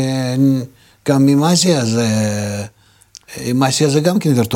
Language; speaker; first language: Hebrew; non-native, fluent; Russian